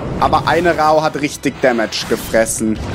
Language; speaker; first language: German; native; German